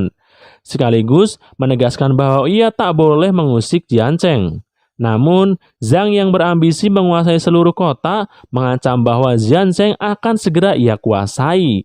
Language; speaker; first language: Indonesian; native; Indonesian